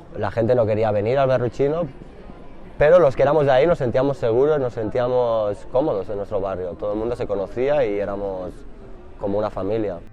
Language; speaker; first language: Spanish; native; Spanish